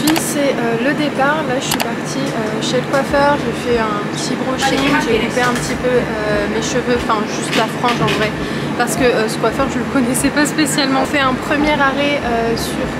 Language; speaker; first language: French; native; French